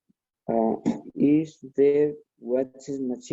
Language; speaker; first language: English; non-native, learner; Spanish